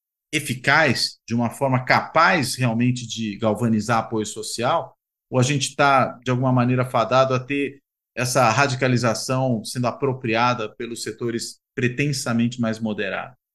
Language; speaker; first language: Portuguese; native; Portuguese